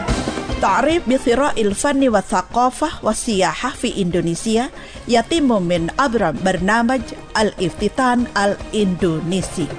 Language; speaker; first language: Arabic; non-native, fluent; Indonesian